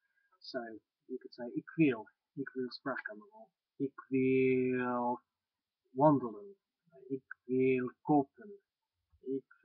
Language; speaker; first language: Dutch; non-native, learner; English